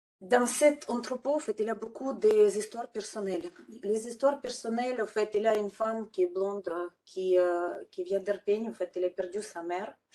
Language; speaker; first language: French; non-native, fluent; Ukrainian